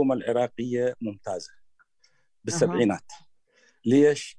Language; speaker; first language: Arabic; native; Arabic